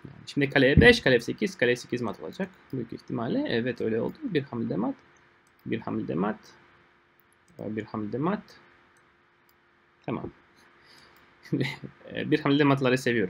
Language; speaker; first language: Turkish; non-native, fluent; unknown